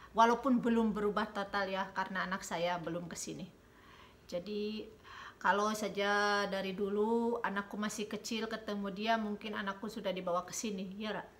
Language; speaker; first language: Indonesian; native; Indonesian